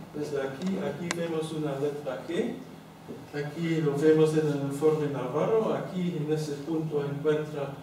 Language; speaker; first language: Spanish; non-native, fluent; Dutch